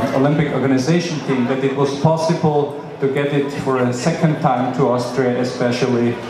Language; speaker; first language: English; non-native, fluent; German